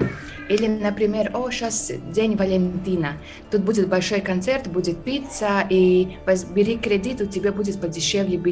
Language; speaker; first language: Russian; non-native, fluent; Latvian